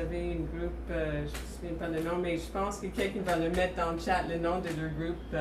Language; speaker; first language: French; non-native, fluent; English